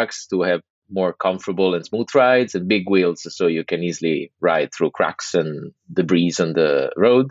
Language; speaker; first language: English; non-native, fluent; Italian